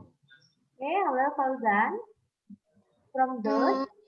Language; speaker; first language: English; non-native, fluent; Indonesian